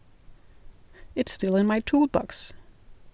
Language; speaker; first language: English; non-native, fluent; Danish